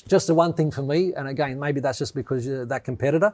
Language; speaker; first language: English; native; English